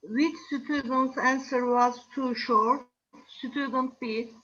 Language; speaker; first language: English; non-native, learner; Turkish